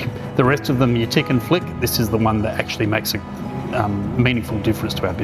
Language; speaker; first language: English; native; English